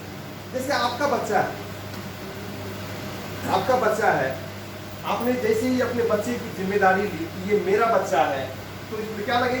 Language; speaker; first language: Hindi; native; Hindi